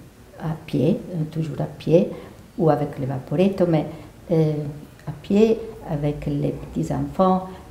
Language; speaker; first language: French; non-native, fluent; Italian